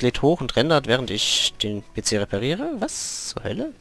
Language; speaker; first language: German; native; German